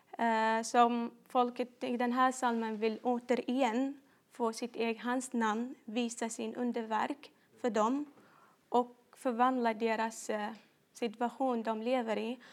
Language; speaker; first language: Swedish; non-native, fluent; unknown